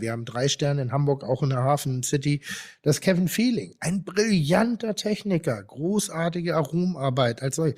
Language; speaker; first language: German; native; German